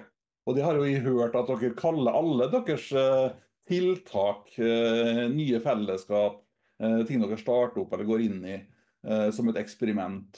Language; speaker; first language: Norwegian; native; Norwegian